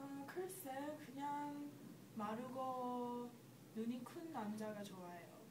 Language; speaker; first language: Korean; non-native, learner; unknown